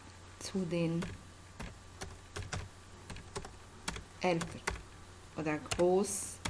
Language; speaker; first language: German; non-native, fluent; Arabic